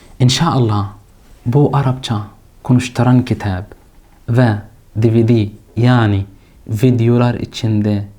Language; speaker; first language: Turkish; non-native, fluent; Arabic